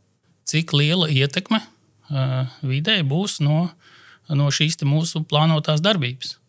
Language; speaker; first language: Latvian; native; Latvian